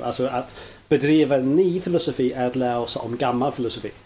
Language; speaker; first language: Swedish; non-native, fluent; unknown